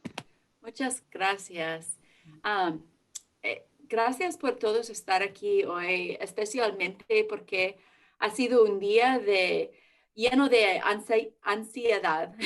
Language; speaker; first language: Spanish; early bilingual, heritage; English